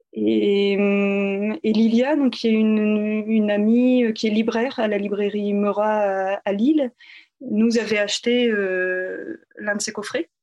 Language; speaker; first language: French; native; French